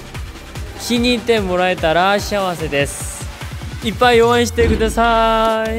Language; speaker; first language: Japanese; non-native, learner; Korean